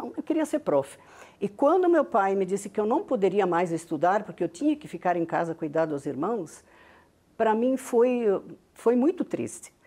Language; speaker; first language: Portuguese; non-native, local second language; Venetian